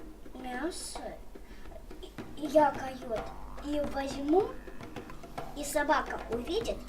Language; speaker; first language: Russian; early bilingual, other home language; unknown